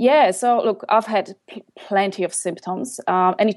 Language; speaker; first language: English; non-native, fluent; Polish